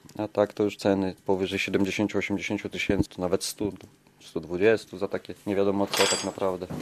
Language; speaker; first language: Polish; native; Polish